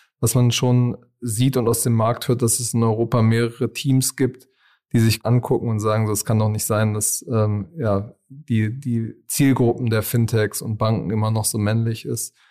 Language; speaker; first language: German; native; German